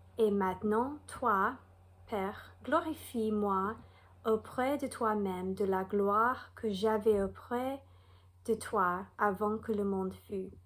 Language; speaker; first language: French; non-native, fluent; English